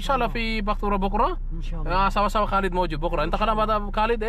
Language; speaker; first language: Arabic; non-native, learner; Filipino